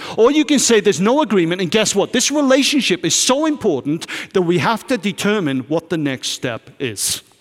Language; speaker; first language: English; native; English